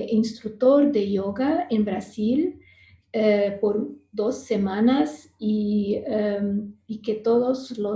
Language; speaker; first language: Spanish; non-native, fluent; Portuguese